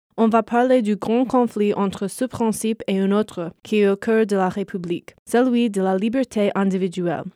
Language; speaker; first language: French; non-native, fluent; English